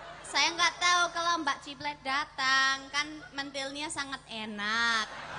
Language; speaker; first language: Malay; non-native, fluent; English